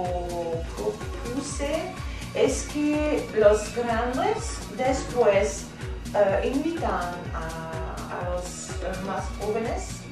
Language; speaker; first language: Spanish; non-native, fluent; German